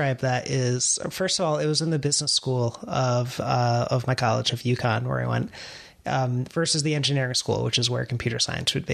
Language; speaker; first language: English; native; English